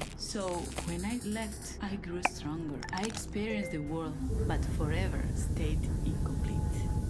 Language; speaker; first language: English; non-native, fluent; Spanish